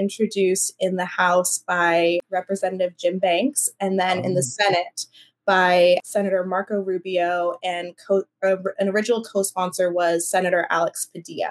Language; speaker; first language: English; native; English